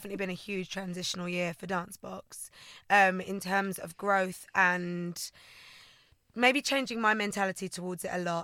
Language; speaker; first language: English; native; English